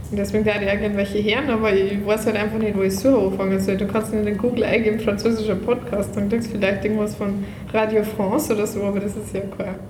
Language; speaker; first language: German; native; German